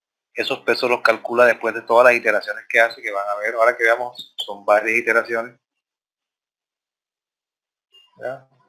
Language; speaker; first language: Spanish; native; Spanish